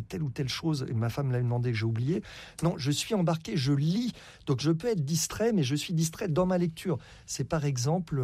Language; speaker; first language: French; native; French